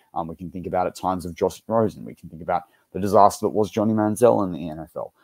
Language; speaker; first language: English; native; English